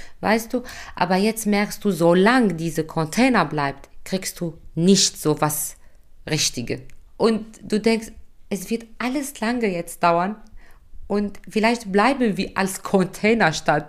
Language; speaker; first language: German; non-native, fluent; Arabic